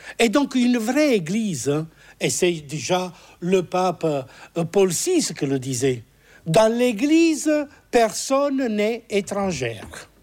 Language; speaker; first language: French; non-native, fluent; Italian